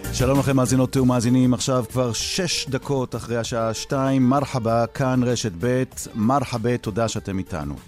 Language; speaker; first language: Hebrew; native; Hebrew